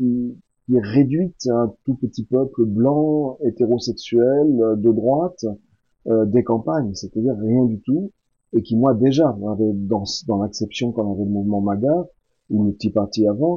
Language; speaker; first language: French; native; French